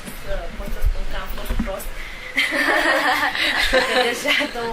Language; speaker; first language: Romanian; non-native, local second language; Hungarian